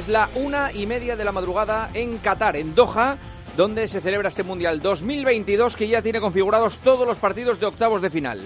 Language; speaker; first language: Spanish; native; Spanish